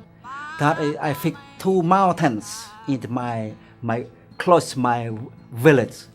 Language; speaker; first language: English; non-native, learner; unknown